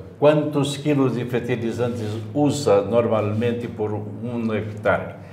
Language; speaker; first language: Spanish; non-native, learner; Portuguese